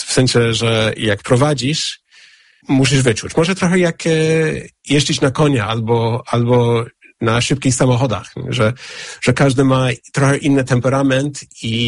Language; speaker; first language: Polish; non-native, fluent; English